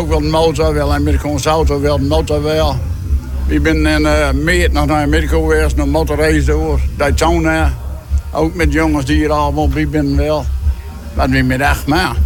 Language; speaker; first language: Dutch; native; Dutch